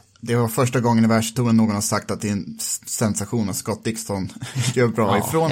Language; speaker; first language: Swedish; native; Swedish